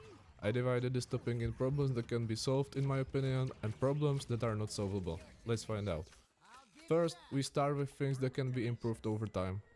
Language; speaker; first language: English; non-native, fluent; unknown